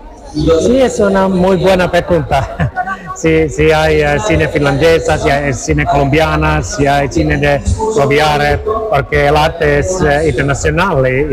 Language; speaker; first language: Spanish; non-native, learner; Finnish